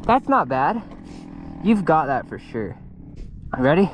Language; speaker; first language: English; native; English